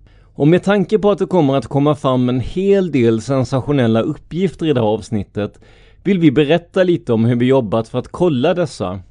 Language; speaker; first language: Swedish; native; Swedish